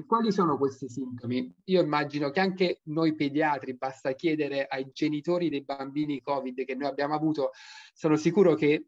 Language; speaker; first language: Italian; native; Italian